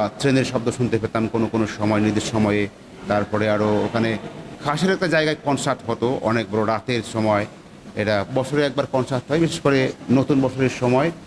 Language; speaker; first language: Bangla; non-native, local second language; Chakma